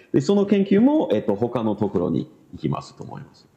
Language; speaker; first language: Japanese; non-native, learner; English